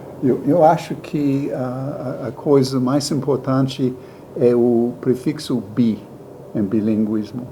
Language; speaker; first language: Portuguese; non-native, learner; English